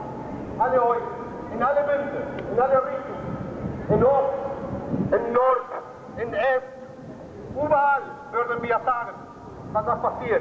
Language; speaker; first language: German; non-native, fluent; Spanish